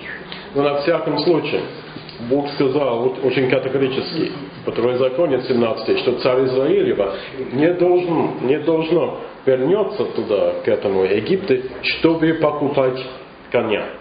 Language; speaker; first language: Russian; non-native, fluent; English